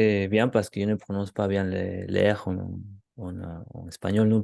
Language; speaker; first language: French; non-native, learner; Spanish